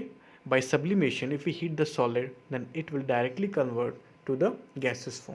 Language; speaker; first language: English; non-native, local second language; Hindi